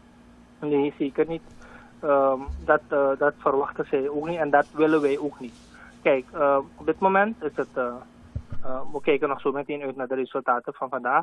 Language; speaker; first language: Dutch; native; Dutch